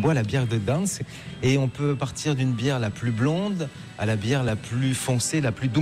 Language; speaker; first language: French; native; French